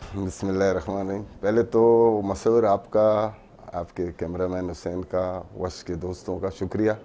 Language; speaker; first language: Urdu; non-native, local second language; Baluchi